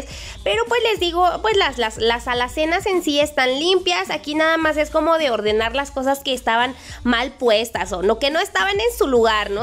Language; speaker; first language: Spanish; native; Spanish